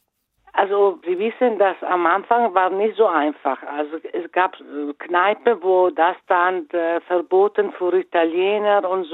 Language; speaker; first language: German; non-native, fluent; Italian